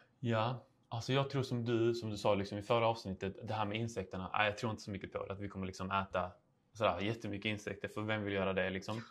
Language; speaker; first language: Swedish; early bilingual, other home language; Spanish